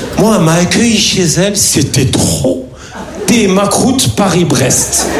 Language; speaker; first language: French; early bilingual, other home language; Arabic